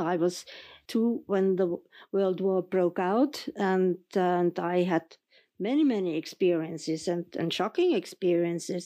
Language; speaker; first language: English; non-native, fluent; German